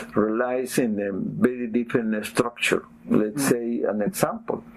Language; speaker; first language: English; non-native, fluent; Spanish